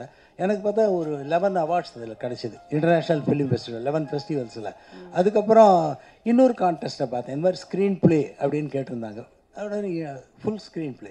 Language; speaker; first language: Tamil; native; Tamil